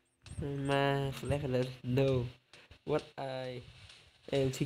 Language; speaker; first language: English; non-native, learner; Vietnamese